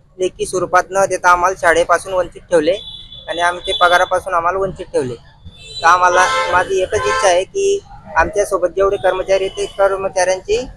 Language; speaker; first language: Marathi; non-native, local second language; Urdu